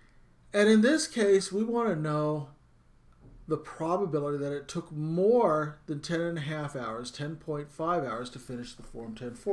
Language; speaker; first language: English; native; English